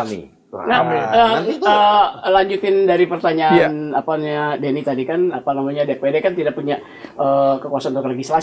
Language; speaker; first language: Indonesian; native; Indonesian